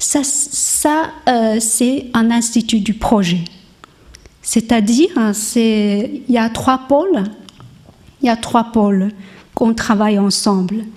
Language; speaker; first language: French; non-native, learner; Chinese